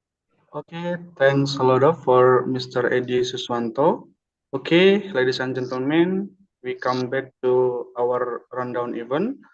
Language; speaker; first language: English; non-native, learner; Indonesian